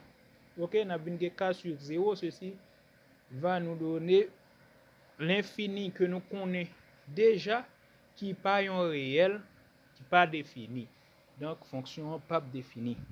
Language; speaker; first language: French; non-native, local second language; Haitian Creole